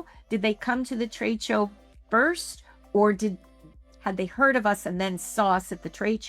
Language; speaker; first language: English; native; English